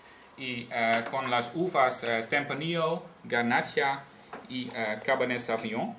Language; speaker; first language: Spanish; non-native, learner; Dutch